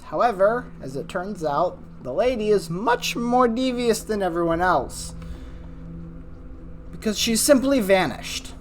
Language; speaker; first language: English; native; English